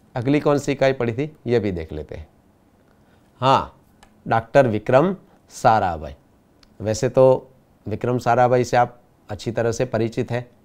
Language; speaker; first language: Hindi; non-native, local second language; Gujarati